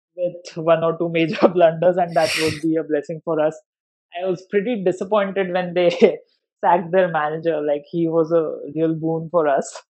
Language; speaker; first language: English; non-native, local second language; Hindi